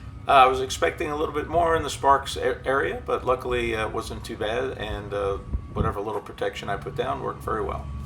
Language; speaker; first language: English; native; English